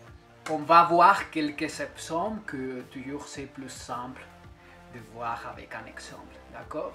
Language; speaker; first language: French; non-native, fluent; Spanish